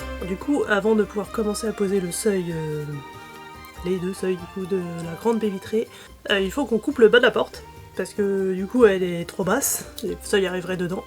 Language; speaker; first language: French; native; French